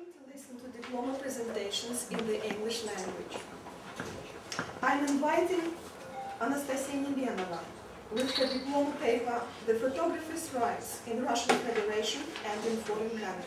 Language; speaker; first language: English; non-native, fluent; Russian